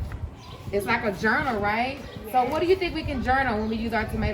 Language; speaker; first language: English; native; English